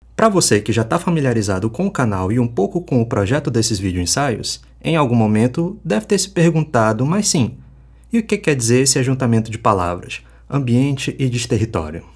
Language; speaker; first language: Portuguese; native; Portuguese